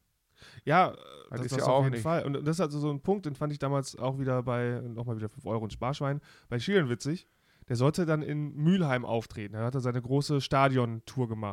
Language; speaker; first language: German; native; German